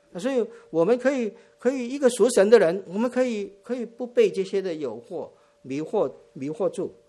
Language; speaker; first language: Chinese; non-native, local second language; Cantonese